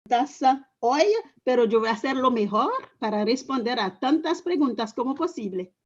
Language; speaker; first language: Spanish; non-native, fluent; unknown